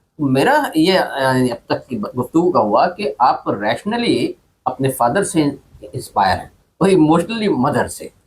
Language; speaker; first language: Urdu; native; Urdu